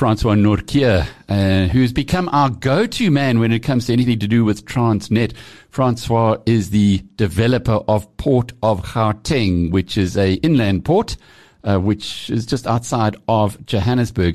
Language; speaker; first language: English; native; English